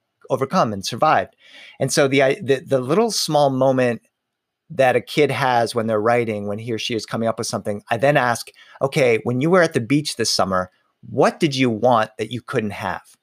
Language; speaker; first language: English; early bilingual, other home language; Spanish